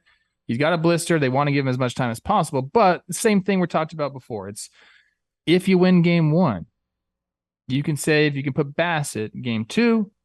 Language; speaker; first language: English; native; English